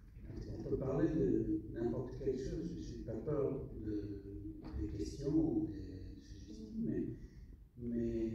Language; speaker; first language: French; non-native, fluent; English